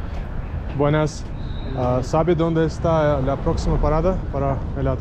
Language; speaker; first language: Spanish; non-native, learner; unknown